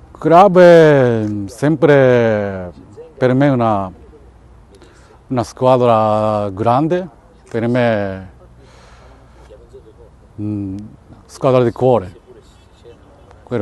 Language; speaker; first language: Italian; non-native, learner; Japanese